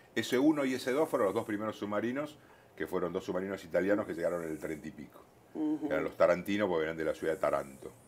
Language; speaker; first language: Spanish; native; Spanish